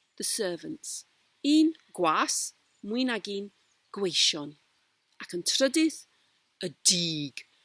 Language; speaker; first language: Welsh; non-native, local second language; English